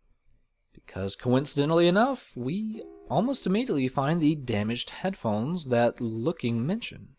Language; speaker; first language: English; native; English